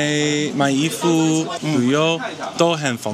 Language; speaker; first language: Chinese; non-native, learner; English